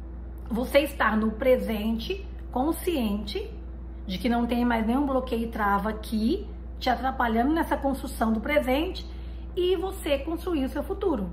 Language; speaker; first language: Portuguese; native; Portuguese